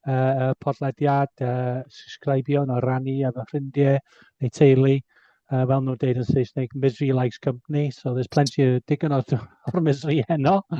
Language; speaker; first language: Welsh; non-native, fluent; English